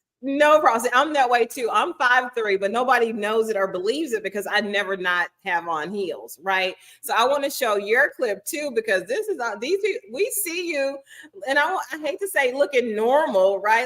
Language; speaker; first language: English; native; English